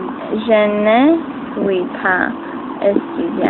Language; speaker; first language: French; non-native, learner; English